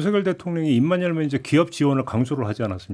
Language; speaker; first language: Korean; native; Korean